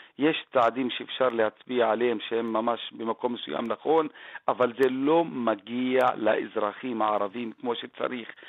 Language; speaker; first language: Hebrew; non-native, local second language; Arabic